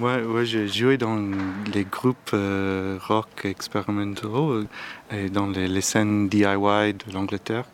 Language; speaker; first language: French; non-native, learner; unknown